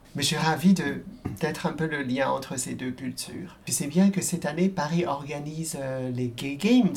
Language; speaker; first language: French; non-native, fluent; Cantonese